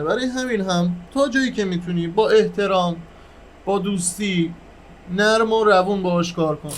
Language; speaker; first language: Persian; native; Persian